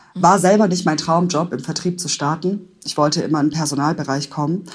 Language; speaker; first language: German; native; German